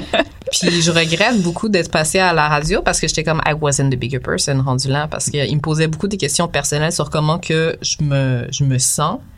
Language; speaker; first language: French; native; French